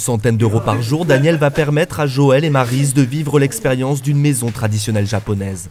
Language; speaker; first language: French; native; French